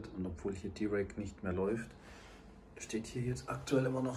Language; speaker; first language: German; native; German